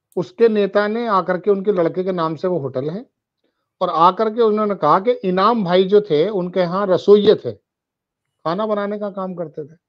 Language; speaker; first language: Hindi; native; Hindi